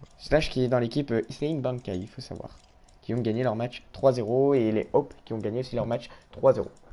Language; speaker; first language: French; native; French